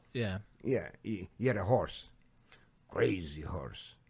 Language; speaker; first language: English; non-native, fluent; Portuguese